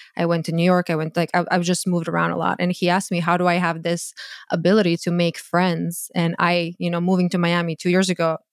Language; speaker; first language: English; non-native, fluent; Croatian